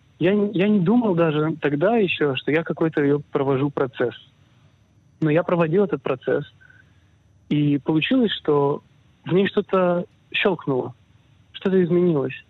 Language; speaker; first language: Russian; early bilingual, other home language; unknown